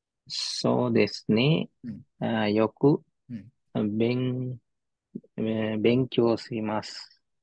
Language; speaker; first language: Japanese; non-native, learner; Sinhala